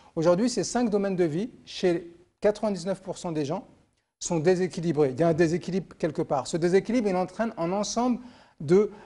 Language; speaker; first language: French; native; French